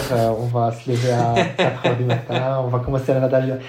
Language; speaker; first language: French; non-native, local second language; Arabic